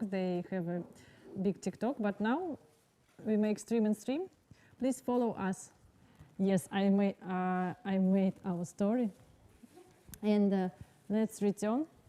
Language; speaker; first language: English; non-native, learner; Russian